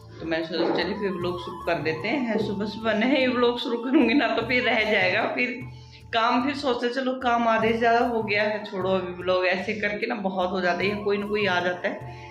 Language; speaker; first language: Hindi; native; Hindi